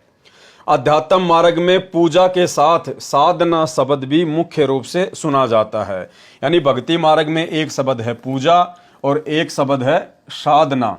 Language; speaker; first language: Hindi; native; Hindi